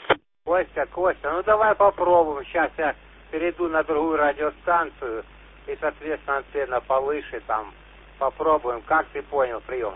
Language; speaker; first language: Russian; native; Russian